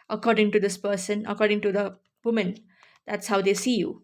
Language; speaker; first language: English; non-native, local second language; Tamil